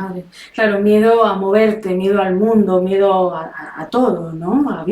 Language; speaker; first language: Spanish; native; Spanish